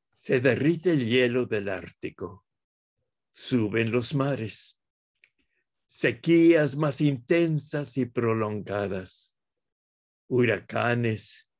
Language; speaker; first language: Spanish; early bilingual, heritage; Spanish